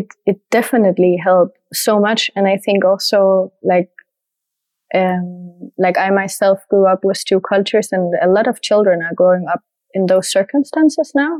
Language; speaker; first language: English; non-native, fluent; French